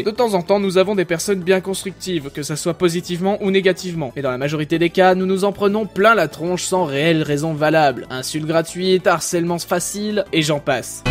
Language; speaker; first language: French; native; French